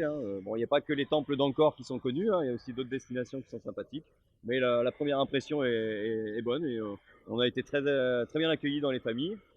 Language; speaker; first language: French; native; French